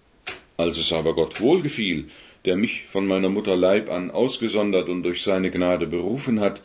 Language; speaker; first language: German; native; German